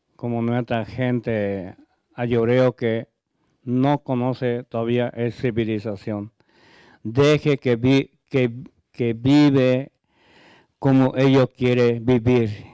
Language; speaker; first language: Spanish; non-native, learner; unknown